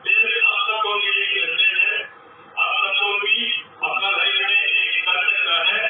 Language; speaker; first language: Hindi; non-native, fluent; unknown